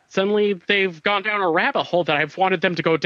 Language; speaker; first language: English; native; English